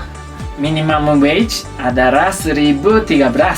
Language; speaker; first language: Indonesian; non-native, fluent; Japanese